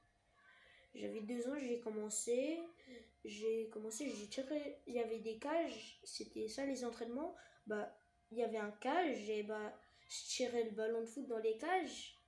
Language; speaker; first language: French; early bilingual, other home language; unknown